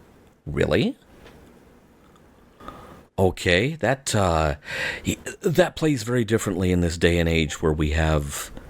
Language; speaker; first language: English; native; English